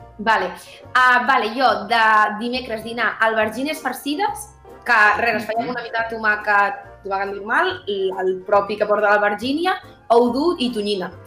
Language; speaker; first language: Catalan; native; Catalan